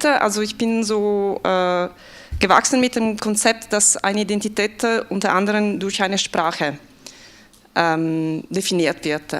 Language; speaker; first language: German; non-native, fluent; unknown